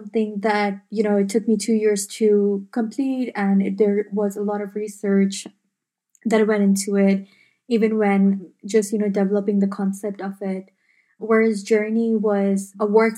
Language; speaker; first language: English; non-native, local second language; Urdu